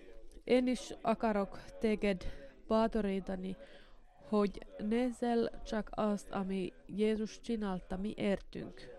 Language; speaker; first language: Hungarian; non-native, learner; Finnish